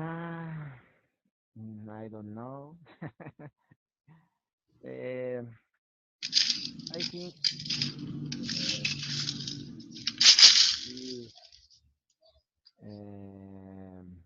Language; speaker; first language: English; non-native, learner; Spanish